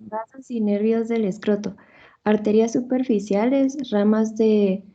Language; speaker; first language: Spanish; native; Spanish